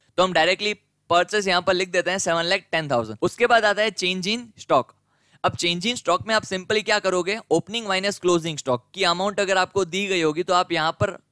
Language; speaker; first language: Hindi; non-native, local second language; Gujarati